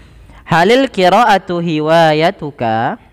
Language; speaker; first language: Arabic; non-native, fluent; Indonesian